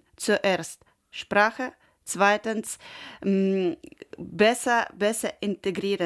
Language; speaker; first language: German; non-native, learner; Ukrainian